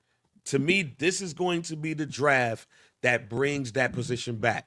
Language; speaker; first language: English; native; English